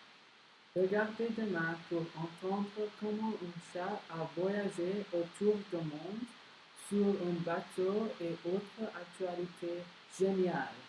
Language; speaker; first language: French; non-native, learner; English